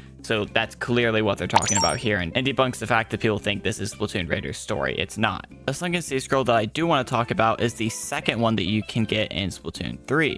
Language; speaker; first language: English; native; English